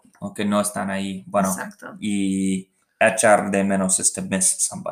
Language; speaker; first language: Spanish; non-native, learner; English